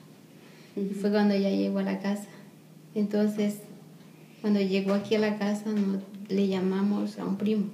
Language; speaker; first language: Spanish; native; Spanish